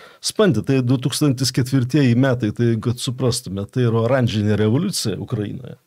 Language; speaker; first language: Lithuanian; native; Lithuanian